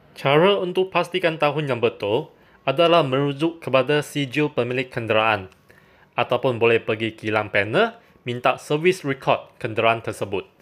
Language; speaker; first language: Malay; non-native, local second language; Chinese